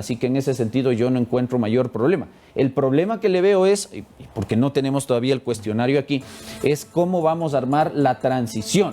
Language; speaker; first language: Spanish; native; Spanish